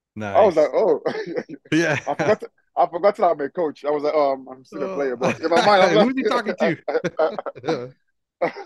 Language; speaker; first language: English; non-native, local second language; Igbo